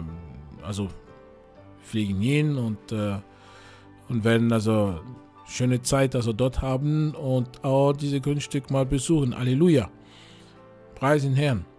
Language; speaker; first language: German; non-native, fluent; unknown